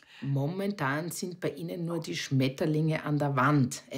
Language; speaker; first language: German; native; German